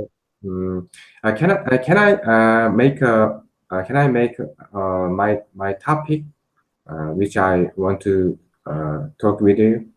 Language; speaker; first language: English; non-native, learner; Korean